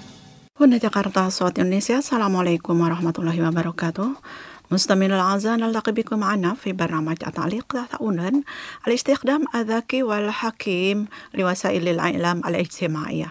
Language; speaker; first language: Arabic; non-native, fluent; Indonesian